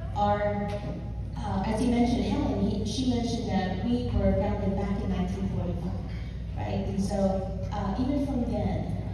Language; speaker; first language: English; native; English